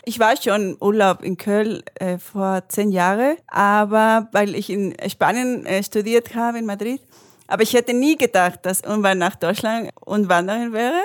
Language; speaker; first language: German; non-native, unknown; Spanish